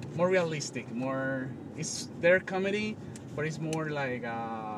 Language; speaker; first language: English; non-native, learner; Spanish